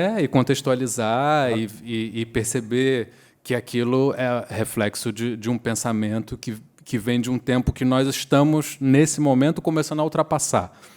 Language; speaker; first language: Portuguese; native; Portuguese